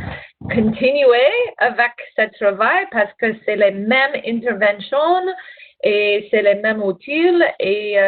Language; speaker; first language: French; non-native, learner; English